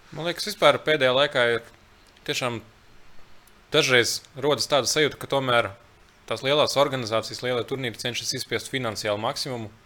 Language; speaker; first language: Latvian; early bilingual, other home language; Lithuanian